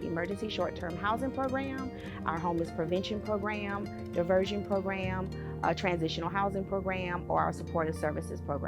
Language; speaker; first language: English; native; English